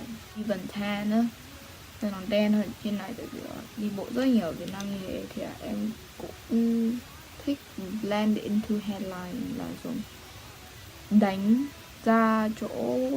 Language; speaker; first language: Vietnamese; early bilingual, heritage; Vietnamese